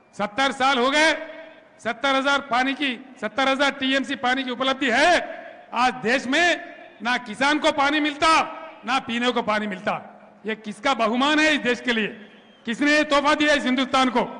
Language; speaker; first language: Hindi; non-native, local second language; Telugu